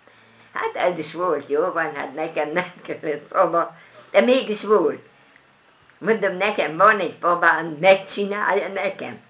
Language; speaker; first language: Hungarian; non-native, local second language; German